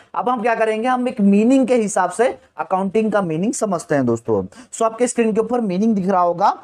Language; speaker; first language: Hindi; native; Hindi